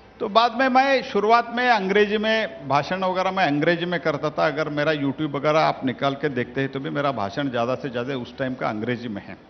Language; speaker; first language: Hindi; non-native, local second language; Kannada